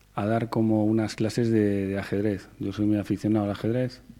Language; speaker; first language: Spanish; native; Spanish